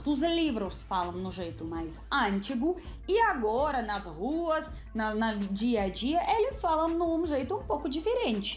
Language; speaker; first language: Portuguese; non-native, fluent; Russian